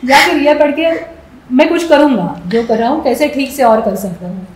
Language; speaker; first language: Hindi; non-native, local second language; Marathi